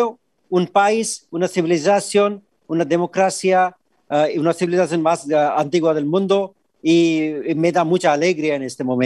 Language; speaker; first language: Spanish; non-native, fluent; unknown